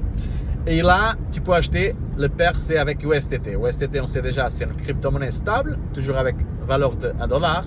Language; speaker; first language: French; non-native, fluent; Portuguese